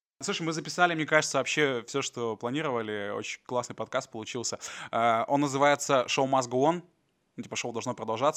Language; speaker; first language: Russian; native; Russian